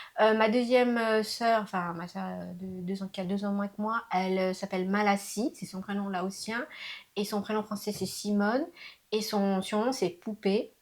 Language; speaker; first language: French; early bilingual, other home language; Lao